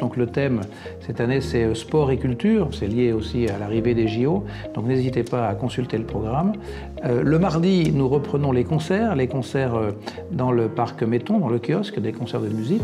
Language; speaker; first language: French; native; French